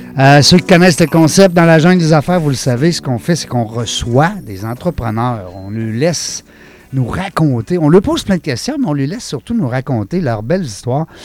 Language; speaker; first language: French; native; French